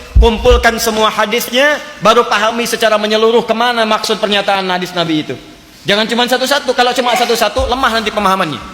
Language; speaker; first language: Indonesian; native; Indonesian